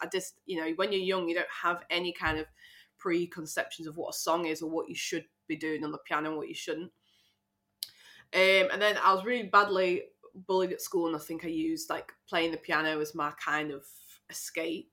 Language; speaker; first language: English; native; English